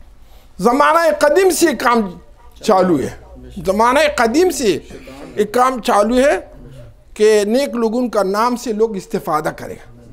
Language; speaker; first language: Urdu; non-native, local second language; Pashto